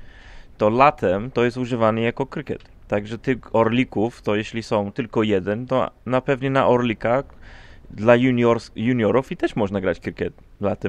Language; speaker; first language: Polish; non-native, fluent; English